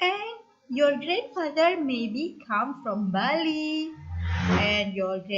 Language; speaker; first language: English; non-native, learner; Indonesian